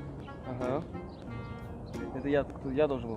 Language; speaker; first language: Russian; non-native, local second language; Kazakh